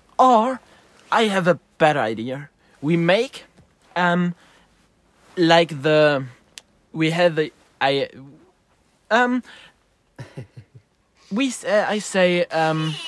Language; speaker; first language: English; non-native, learner; German